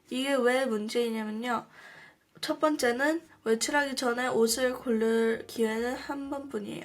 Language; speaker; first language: Korean; early bilingual, heritage; Korean